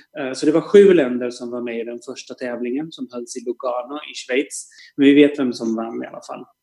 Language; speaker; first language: Swedish; native; Swedish